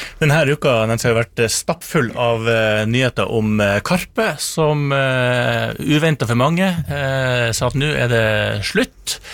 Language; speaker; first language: Norwegian; native; Norwegian